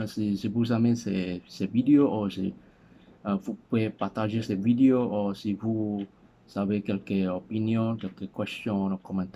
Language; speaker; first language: French; non-native, learner; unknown